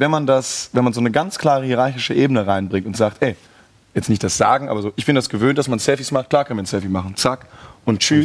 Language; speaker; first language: German; native; German